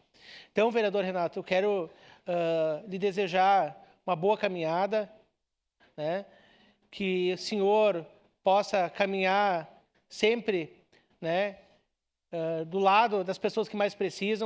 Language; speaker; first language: Portuguese; native; Portuguese